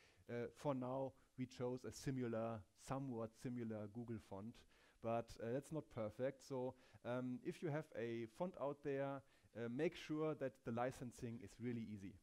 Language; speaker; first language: English; non-native, fluent; German